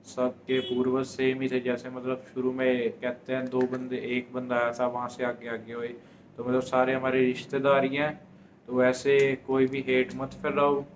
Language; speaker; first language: Hindi; non-native, local second language; Punjabi